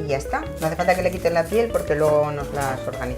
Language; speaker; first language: Spanish; native; Spanish